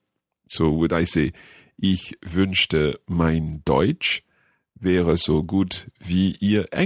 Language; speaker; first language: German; non-native, learner; English